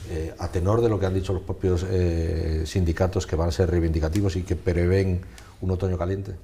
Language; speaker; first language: Spanish; native; Spanish